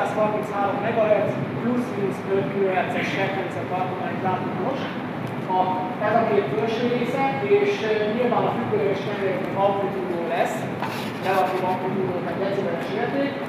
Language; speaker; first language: Hungarian; native; Hungarian